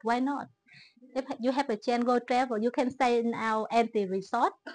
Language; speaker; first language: English; non-native, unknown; Vietnamese